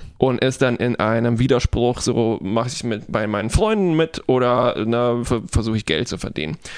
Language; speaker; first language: German; non-native, fluent; Polish